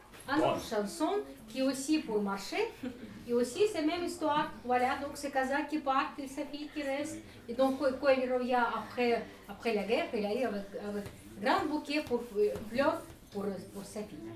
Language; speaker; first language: French; non-native, learner; Russian